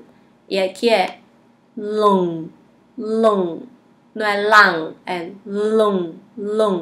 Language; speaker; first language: Portuguese; non-native, fluent; Chinese